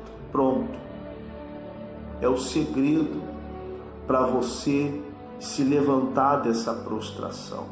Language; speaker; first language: Portuguese; native; Portuguese